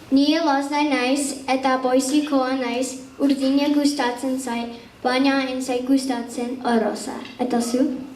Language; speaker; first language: Basque; non-native, learner; English